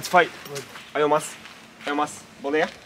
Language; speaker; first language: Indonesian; non-native, learner; Japanese